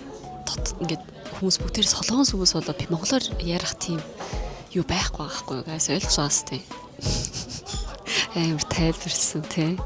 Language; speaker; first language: Mongolian; early bilingual, heritage; Korean